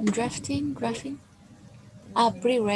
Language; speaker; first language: English; non-native, learner; Spanish